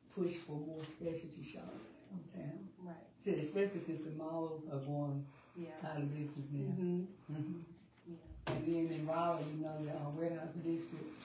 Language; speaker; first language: English; native; English